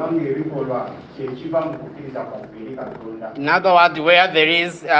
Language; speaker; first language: English; non-native, local second language; Kinyarwanda